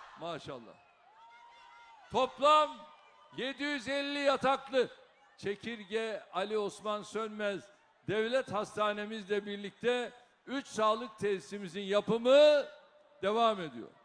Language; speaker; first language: Turkish; native; Turkish